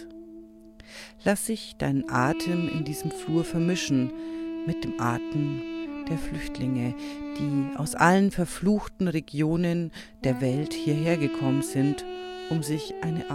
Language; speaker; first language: German; native; German